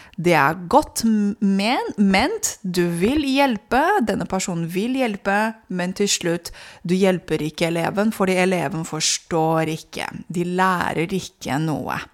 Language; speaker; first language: Norwegian; non-native, fluent; Romanian